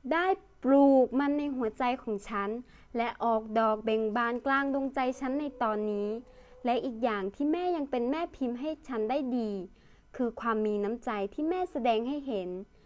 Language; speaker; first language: Thai; early bilingual, other home language; Lao